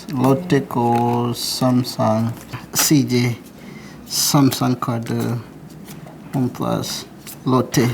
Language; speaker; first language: Korean; non-native, learner; English